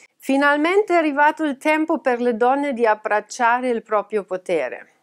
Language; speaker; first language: Italian; non-native, fluent; German